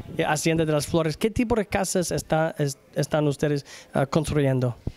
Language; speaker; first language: Spanish; non-native, learner; English